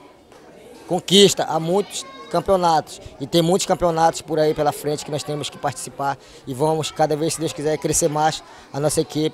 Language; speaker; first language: Portuguese; native; Portuguese